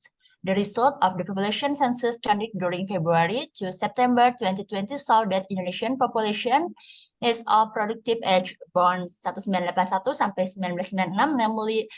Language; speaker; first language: English; non-native, learner; Indonesian